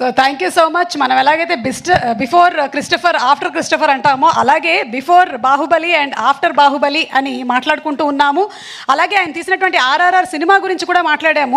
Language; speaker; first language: Telugu; native; Telugu